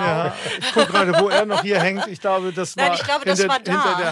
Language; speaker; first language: German; native; German